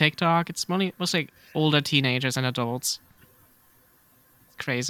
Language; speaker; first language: English; non-native, fluent; German